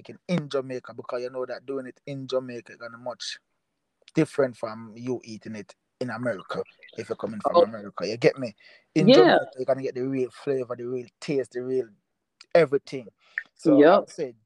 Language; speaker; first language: English; non-native, local second language; Jamaican Creole English